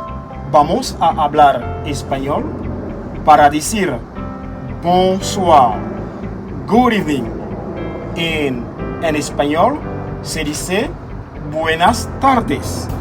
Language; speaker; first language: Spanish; non-native, fluent; Haitian Creole